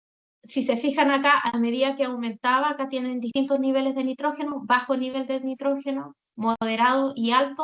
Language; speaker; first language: Spanish; native; Spanish